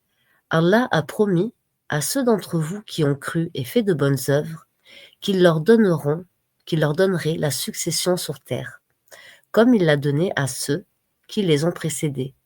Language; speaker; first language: French; native; French